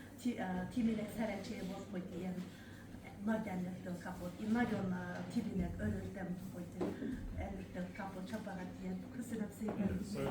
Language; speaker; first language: Hungarian; non-native, learner; Kazakh